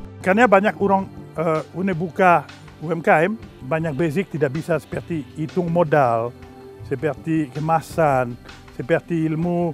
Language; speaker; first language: Indonesian; non-native, learner; French